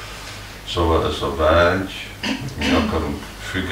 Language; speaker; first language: Hungarian; early bilingual, heritage; Hungarian